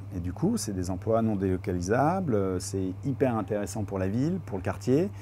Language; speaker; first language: French; native; French